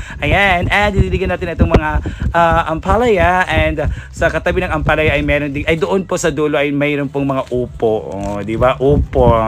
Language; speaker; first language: Filipino; non-native, local second language; Cebuano